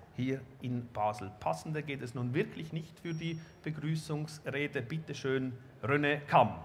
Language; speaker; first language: German; native; German